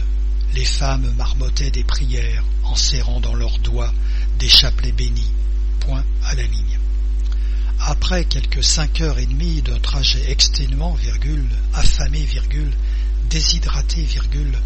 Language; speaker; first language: French; native; French